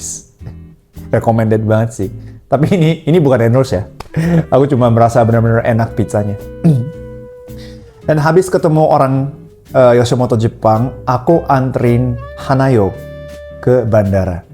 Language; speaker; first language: Indonesian; non-native, fluent; Japanese